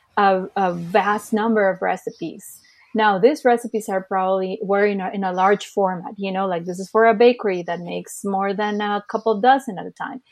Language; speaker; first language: English; early bilingual, other home language; Spanish